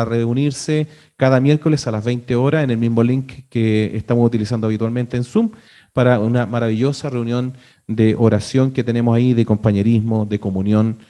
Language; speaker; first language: Spanish; native; Spanish